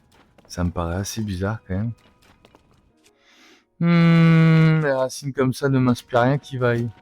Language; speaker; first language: French; native; French